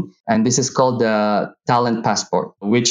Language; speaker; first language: English; non-native, local second language; Hiligaynon